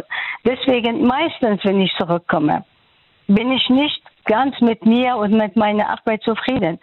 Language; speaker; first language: German; non-native, fluent; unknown